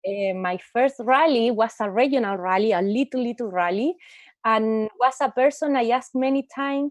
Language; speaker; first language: English; non-native, learner; Spanish